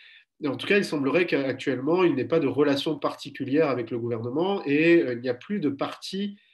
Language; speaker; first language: French; native; French